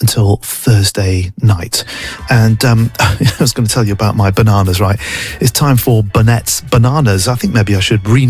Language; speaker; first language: English; native; English